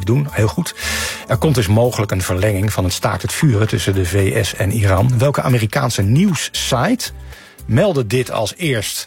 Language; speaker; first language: Dutch; native; Dutch